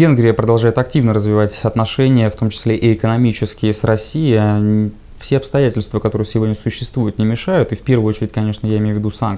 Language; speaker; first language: Russian; native; Russian